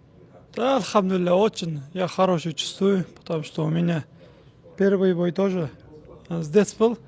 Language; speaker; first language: Russian; non-native, local second language; Kyrgyz